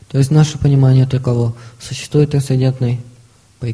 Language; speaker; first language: Russian; native; Russian